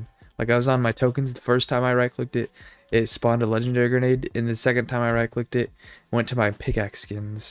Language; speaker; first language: English; native; English